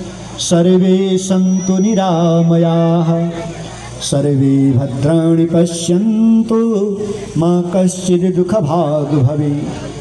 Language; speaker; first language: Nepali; native; Nepali